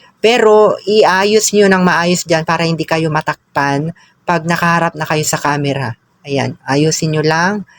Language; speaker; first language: Filipino; non-native, local second language; Cebuano